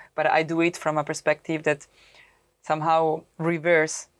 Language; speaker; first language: English; non-native, fluent; Italian